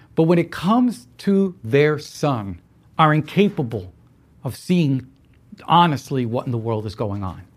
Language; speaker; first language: English; early bilingual, other home language; Spanish